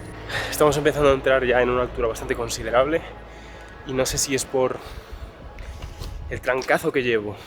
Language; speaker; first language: Spanish; native; Spanish